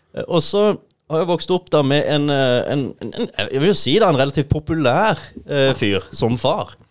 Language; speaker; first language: Norwegian; native; Norwegian